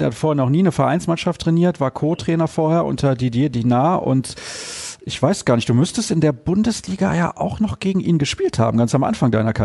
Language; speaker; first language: German; native; German